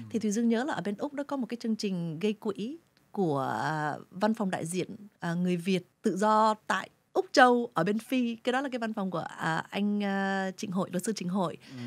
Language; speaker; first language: Vietnamese; early bilingual, heritage; Vietnamese